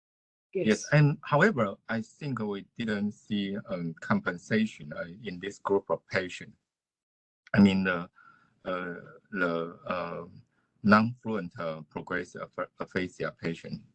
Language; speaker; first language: English; non-native, fluent; Chinese